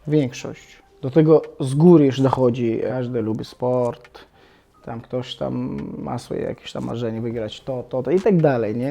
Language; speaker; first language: Polish; non-native, fluent; Chechen